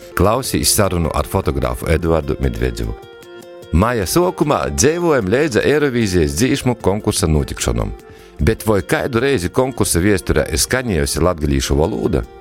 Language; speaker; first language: Latvian; native; Latvian